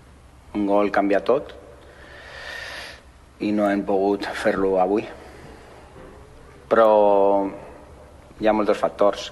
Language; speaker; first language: Catalan; non-native, local second language; Spanish